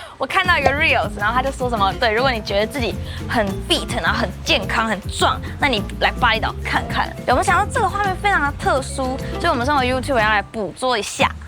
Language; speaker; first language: Chinese; native; Chinese